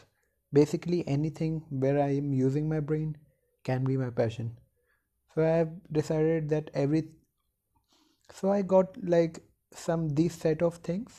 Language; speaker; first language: English; non-native, local second language; Hindi